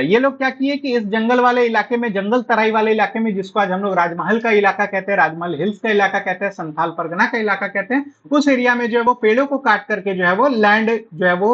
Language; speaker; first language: Hindi; native; Hindi